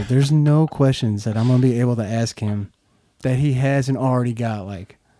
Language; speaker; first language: English; native; English